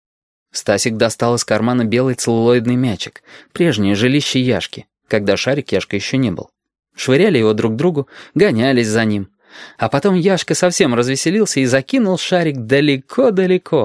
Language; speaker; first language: Russian; native; Russian